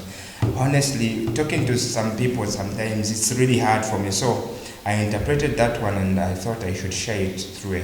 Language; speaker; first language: English; non-native, local second language; Bemba